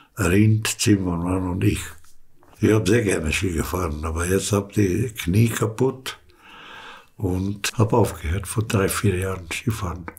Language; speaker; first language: German; early bilingual, other home language; Slovenian